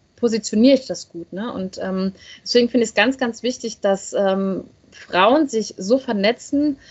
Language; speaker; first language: German; native; German